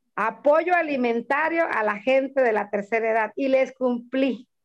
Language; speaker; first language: Spanish; native; Spanish